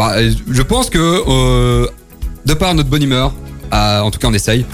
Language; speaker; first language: French; native; French